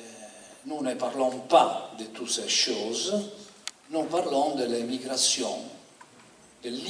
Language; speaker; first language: French; non-native, learner; Italian